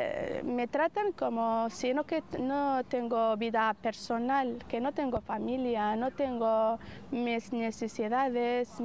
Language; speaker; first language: Spanish; non-native, fluent; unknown